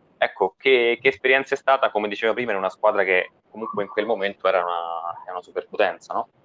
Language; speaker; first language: Italian; native; Italian